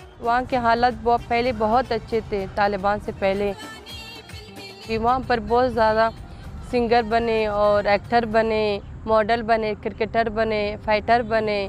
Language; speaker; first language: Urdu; non-native, fluent; Persian